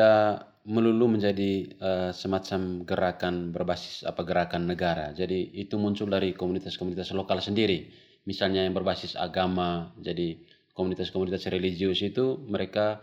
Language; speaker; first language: Indonesian; native; Indonesian